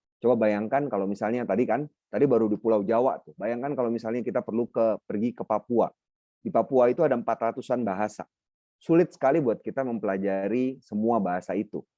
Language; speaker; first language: Indonesian; non-native, local second language; Minangkabau